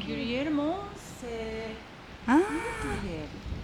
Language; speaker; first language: French; non-native, learner; Japanese